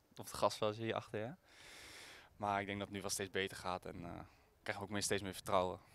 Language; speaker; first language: Dutch; native; Dutch